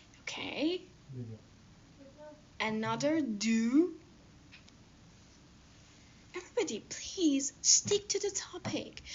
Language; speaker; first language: English; non-native, fluent; Persian